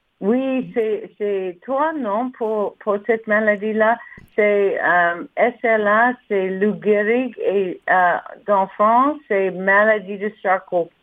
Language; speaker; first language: French; non-native, learner; English